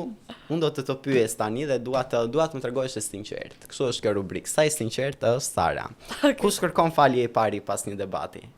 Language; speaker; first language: Albanian; native; Albanian